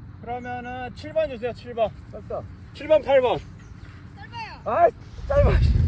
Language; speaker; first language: Korean; native; Korean